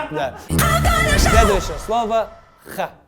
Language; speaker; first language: Russian; non-native, local second language; Kazakh